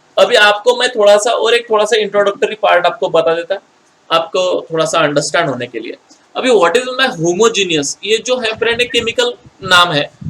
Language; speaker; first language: Hindi; non-native, local second language; Marathi